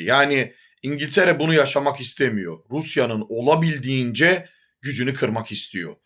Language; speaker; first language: Turkish; native; Turkish